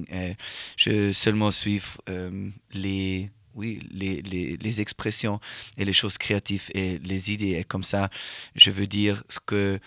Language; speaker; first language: French; non-native, learner; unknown